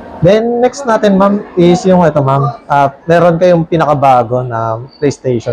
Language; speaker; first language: Filipino; native; Filipino